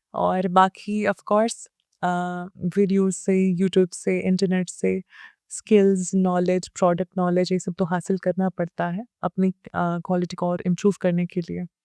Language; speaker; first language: Hindi; early bilingual, heritage; Hindi